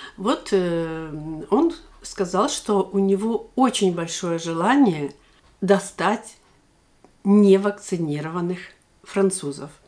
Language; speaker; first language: Russian; native; Russian